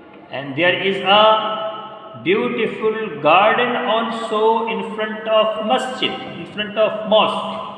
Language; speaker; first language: English; non-native, local second language; Urdu